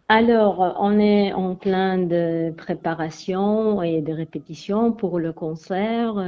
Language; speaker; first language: French; non-native, fluent; Armenian